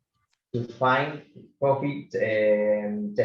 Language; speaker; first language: English; non-native, learner; Spanish